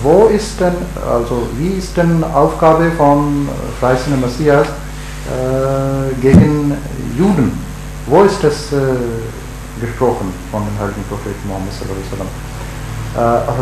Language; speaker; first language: German; non-native, learner; Urdu